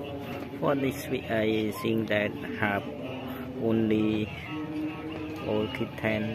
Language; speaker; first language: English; non-native, learner; Vietnamese